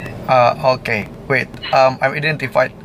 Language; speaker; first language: English; non-native, learner; Indonesian